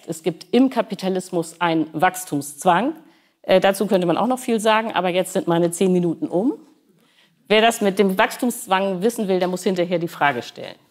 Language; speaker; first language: German; native; German